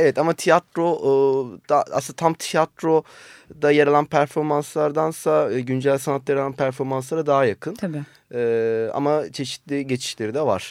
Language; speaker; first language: Turkish; native; Turkish